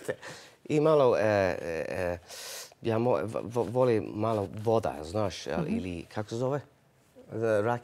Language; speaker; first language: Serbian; non-native, learner; English